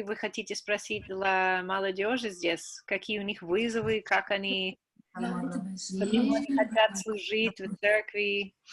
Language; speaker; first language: Russian; non-native, fluent; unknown